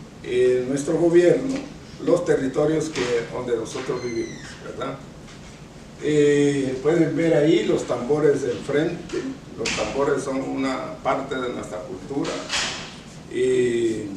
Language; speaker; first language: Spanish; non-native, local second language; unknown